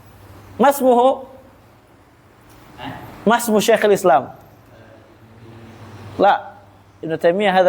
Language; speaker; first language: Arabic; non-native, fluent; Indonesian